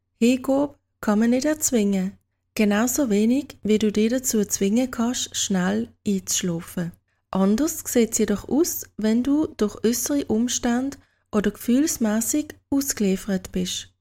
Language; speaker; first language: German; native; German